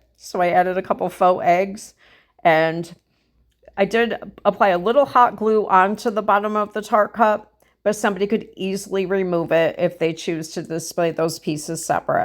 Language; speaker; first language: English; native; English